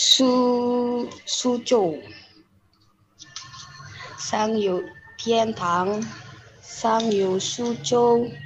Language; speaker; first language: Chinese; non-native, learner; Indonesian